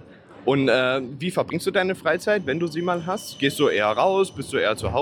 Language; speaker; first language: German; native; German